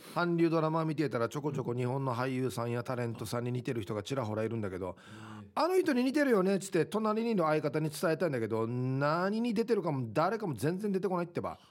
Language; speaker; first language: Japanese; native; Japanese